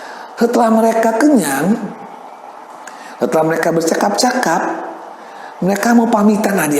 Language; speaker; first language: Indonesian; native; Indonesian